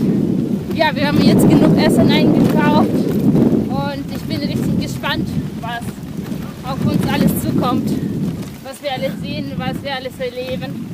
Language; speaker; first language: German; non-native, fluent; Russian